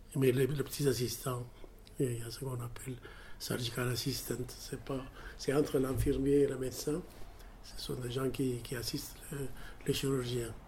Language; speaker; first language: French; non-native, fluent; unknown